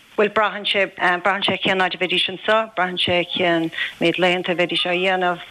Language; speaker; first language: Irish; native; Irish